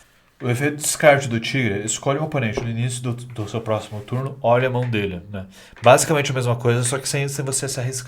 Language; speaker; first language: Portuguese; native; Portuguese